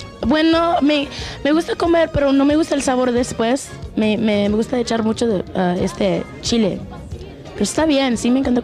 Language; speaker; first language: Spanish; early bilingual, heritage; English